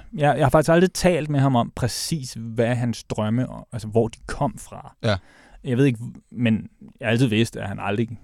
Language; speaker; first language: Danish; native; Danish